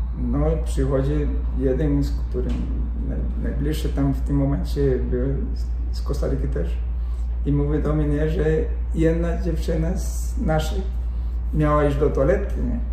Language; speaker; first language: Polish; non-native, fluent; Spanish